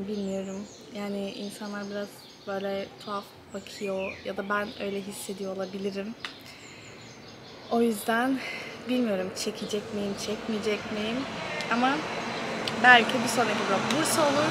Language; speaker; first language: Turkish; early bilingual, heritage; Turkish